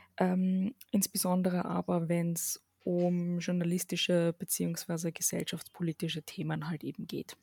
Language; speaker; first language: German; early bilingual, other home language; Arabic